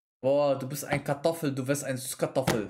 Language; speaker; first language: German; native; German